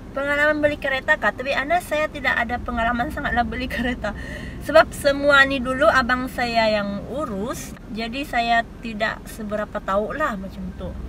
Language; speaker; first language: Malay; non-native, local second language; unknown